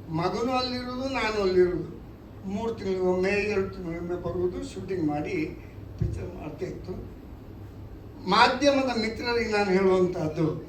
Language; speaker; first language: Kannada; non-native, local second language; Tulu